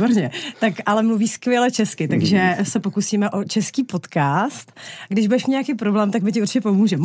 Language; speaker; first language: Czech; native; Czech